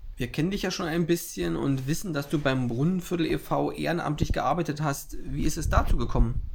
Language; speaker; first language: German; native; German